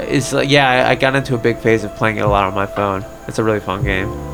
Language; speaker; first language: English; early bilingual, other home language; Polish